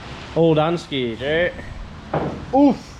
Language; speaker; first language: English; native; English